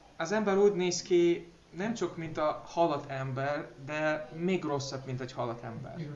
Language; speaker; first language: Hungarian; non-native, learner; Russian